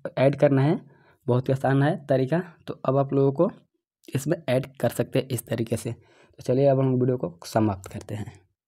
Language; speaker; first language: Hindi; native; Hindi